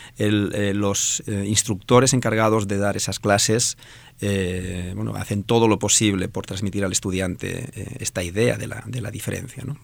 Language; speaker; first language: Spanish; non-native, local second language; Catalan